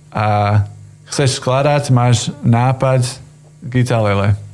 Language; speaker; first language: Slovak; non-native, fluent; English